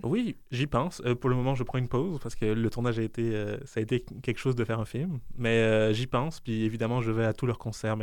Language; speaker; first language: French; native; French